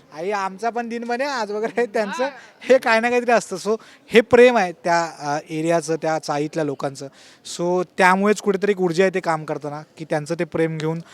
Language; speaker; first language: Marathi; native; Marathi